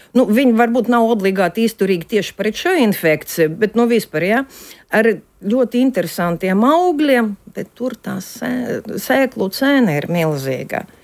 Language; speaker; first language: Latvian; native; Latvian